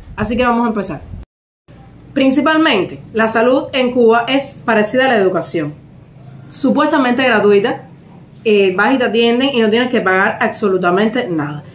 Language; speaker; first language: Spanish; native; Spanish